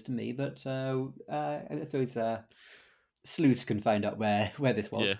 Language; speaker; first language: English; native; English